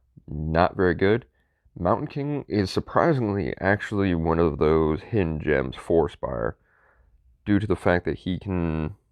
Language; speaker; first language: English; native; English